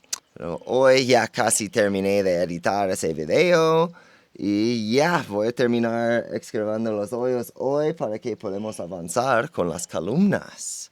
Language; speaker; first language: Spanish; non-native, learner; English